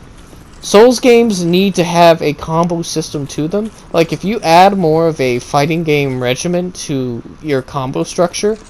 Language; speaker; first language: English; native; English